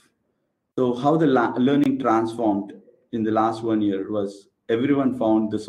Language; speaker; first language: English; non-native, local second language; Telugu